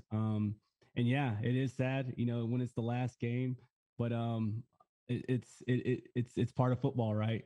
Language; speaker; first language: English; native; English